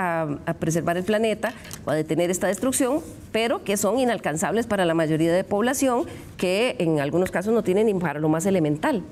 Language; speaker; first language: Spanish; native; Spanish